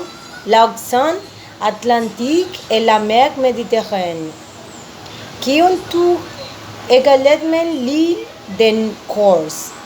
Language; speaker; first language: French; non-native, learner; Spanish